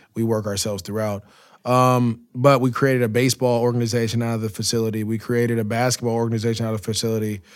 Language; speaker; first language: English; native; English